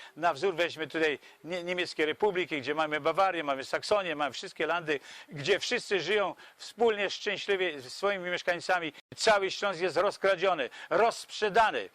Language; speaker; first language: Polish; native; Polish